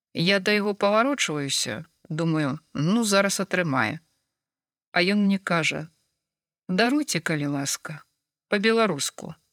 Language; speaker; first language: Belarusian; non-native, local second language; Russian